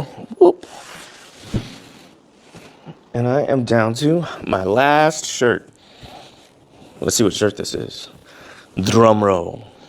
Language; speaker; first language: English; native; English